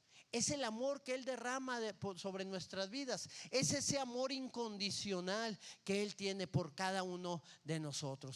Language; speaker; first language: Spanish; native; Spanish